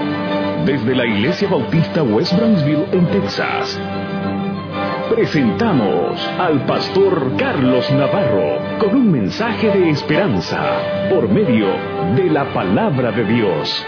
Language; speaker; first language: Spanish; native; Spanish